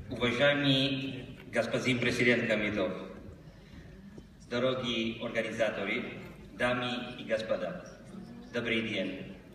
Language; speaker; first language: Russian; non-native, learner; Italian